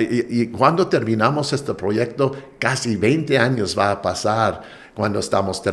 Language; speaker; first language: Spanish; non-native, fluent; English